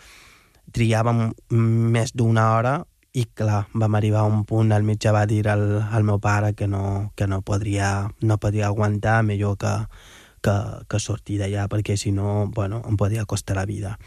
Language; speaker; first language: Catalan; non-native, fluent; Wolof